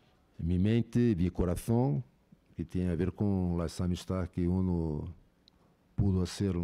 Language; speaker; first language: Spanish; non-native, fluent; Portuguese